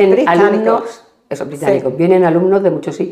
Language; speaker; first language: Spanish; native; Spanish